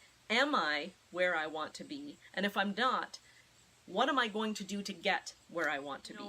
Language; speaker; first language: English; native; English